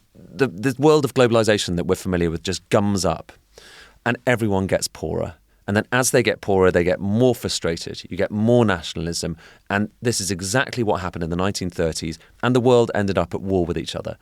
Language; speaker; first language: English; native; English